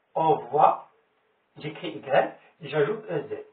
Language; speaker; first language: French; non-native, local second language; Arabic